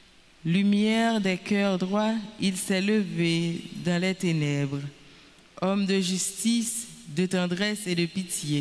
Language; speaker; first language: French; non-native, local second language; Haitian Creole